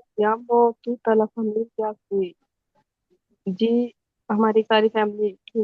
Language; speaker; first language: Italian; non-native, learner; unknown